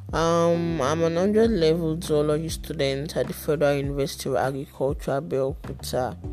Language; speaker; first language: English; non-native, local second language; Yoruba